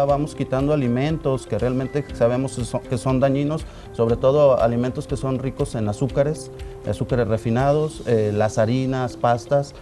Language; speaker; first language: Spanish; native; Spanish